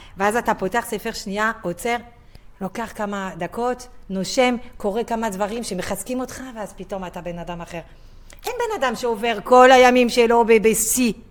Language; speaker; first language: Hebrew; non-native, fluent; French